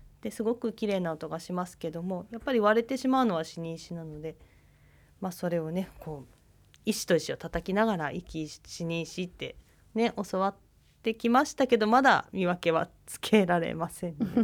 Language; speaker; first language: Japanese; native; Japanese